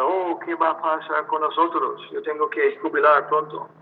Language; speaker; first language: Spanish; non-native, learner; English